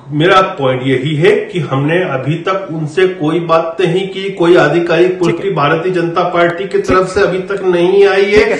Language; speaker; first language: Hindi; native; Hindi